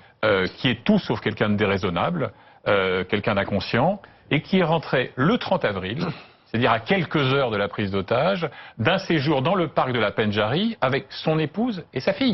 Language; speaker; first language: French; native; French